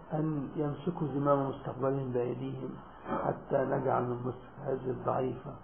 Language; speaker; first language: Arabic; native; Arabic